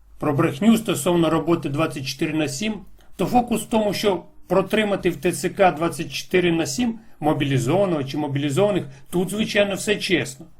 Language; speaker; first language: Ukrainian; non-native, local second language; Russian